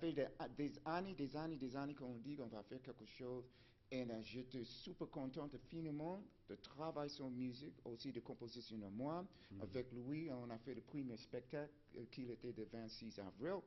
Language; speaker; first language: French; non-native, fluent; English